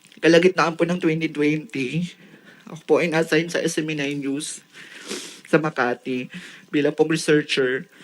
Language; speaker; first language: Filipino; non-native, local second language; Waray